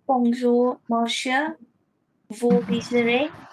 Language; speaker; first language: French; non-native, learner; Vietnamese